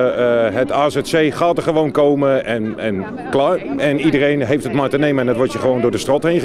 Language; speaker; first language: Dutch; native; Dutch